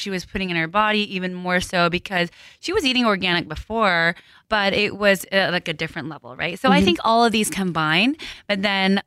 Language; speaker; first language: English; early bilingual, other home language; Korean